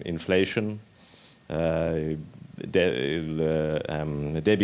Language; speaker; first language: Italian; non-native, learner; English